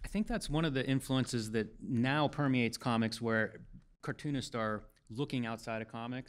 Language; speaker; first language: English; native; English